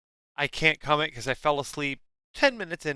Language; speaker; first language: English; native; English